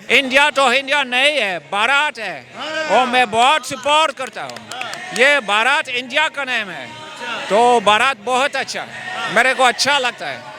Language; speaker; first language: Hindi; non-native, fluent; French